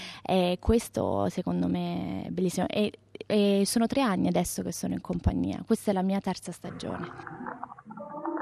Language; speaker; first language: Italian; native; Italian